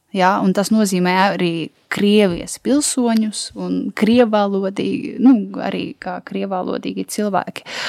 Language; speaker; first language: Latvian; non-native, local second language; Russian